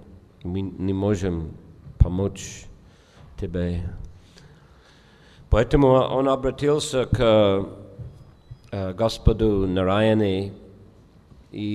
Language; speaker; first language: Russian; non-native, fluent; English